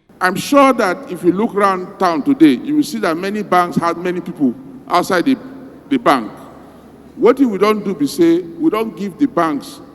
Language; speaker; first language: Nigerian Pidgin; non-native, local second language; Bini